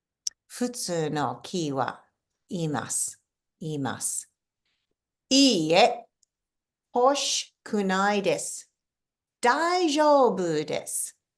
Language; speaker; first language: Japanese; non-native, fluent; English